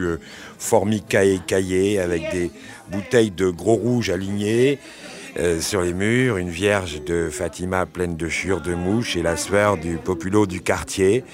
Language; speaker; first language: French; native; French